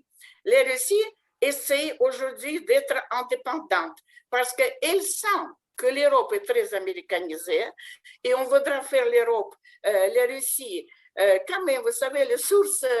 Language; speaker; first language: French; non-native, fluent; Russian